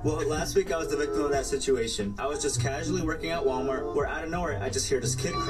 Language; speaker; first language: English; early bilingual, other home language; Spanish